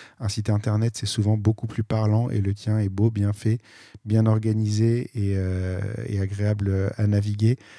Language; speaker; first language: French; native; French